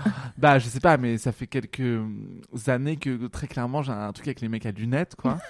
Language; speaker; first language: French; native; French